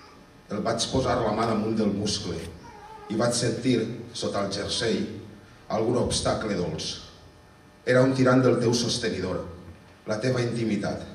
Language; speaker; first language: Catalan; native; Catalan